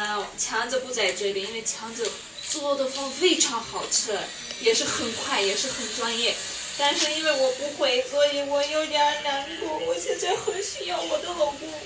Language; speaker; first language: Chinese; non-native, fluent; Armenian